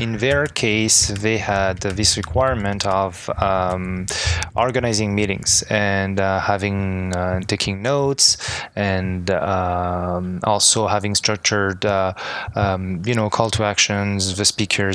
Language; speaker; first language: English; non-native, fluent; French